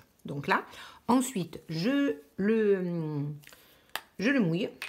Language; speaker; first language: French; native; French